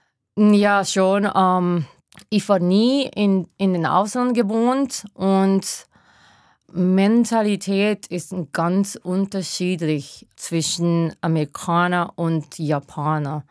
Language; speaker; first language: German; non-native, learner; Japanese